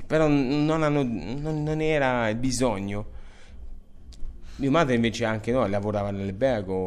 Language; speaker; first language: Italian; non-native, fluent; German